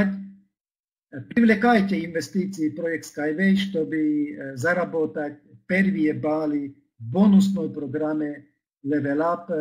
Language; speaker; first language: Russian; non-native, fluent; Czech